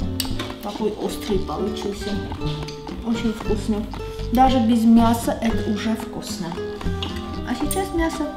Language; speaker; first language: Russian; non-native, fluent; Armenian